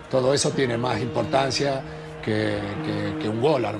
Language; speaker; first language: Spanish; native; Spanish